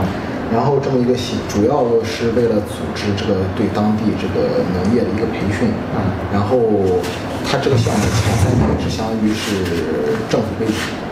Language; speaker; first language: Chinese; native; Chinese